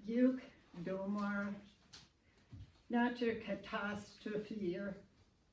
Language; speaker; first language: Swedish; non-native, learner; English